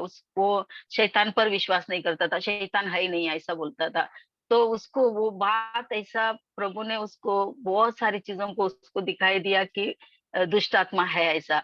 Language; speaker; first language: Hindi; non-native, local second language; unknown